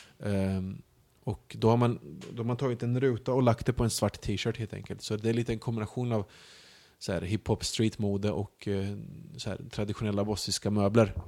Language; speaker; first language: Swedish; early bilingual, other home language; Bosnian